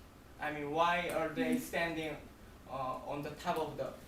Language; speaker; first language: English; non-native, learner; Korean